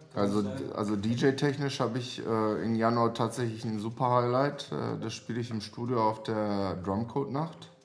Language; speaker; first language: German; non-native, fluent; Serbian